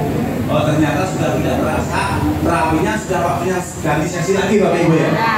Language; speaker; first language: Indonesian; native; Indonesian